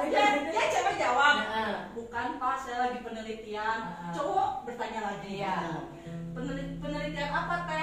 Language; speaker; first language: Indonesian; non-native, local second language; Sundanese